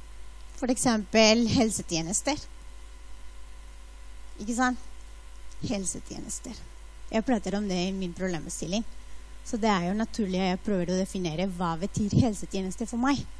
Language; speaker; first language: Norwegian; non-native, fluent; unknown